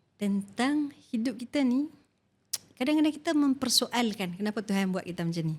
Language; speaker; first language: Malay; native; Malay